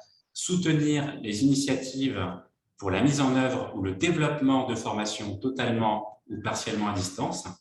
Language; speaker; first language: French; native; French